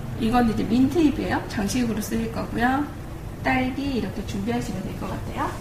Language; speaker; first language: Korean; native; Korean